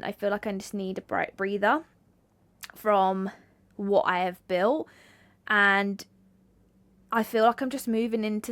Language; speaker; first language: English; native; English